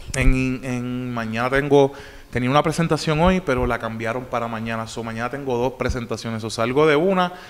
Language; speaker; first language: Spanish; native; Spanish